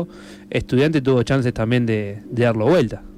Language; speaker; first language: Spanish; native; Spanish